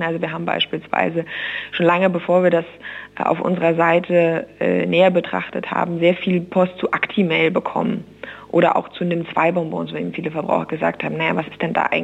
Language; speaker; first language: German; native; German